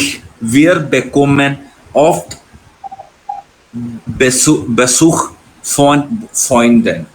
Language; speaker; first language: German; non-native, learner; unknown